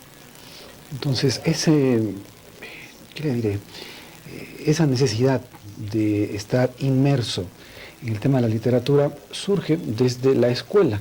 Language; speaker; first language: Spanish; native; Spanish